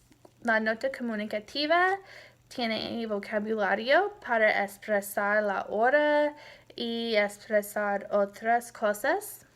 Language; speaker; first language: Spanish; non-native, fluent; English